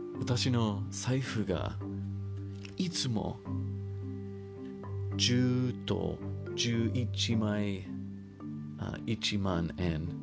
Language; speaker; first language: Japanese; non-native, learner; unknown